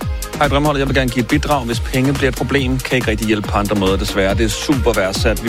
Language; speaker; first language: Danish; native; Danish